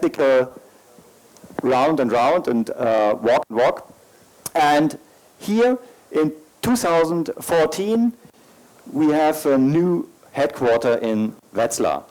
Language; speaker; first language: English; non-native, learner; German